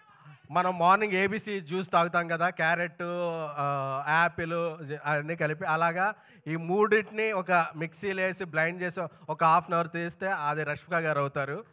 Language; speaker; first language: Telugu; native; Telugu